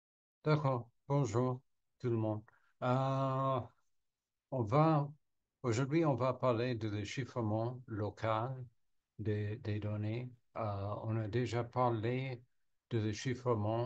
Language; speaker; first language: French; non-native, learner; English